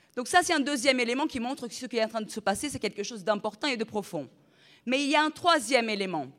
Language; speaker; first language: French; non-native, fluent; Portuguese